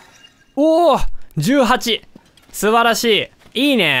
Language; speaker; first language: Japanese; native; Japanese